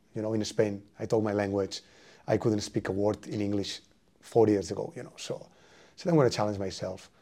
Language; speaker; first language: English; non-native, fluent; Spanish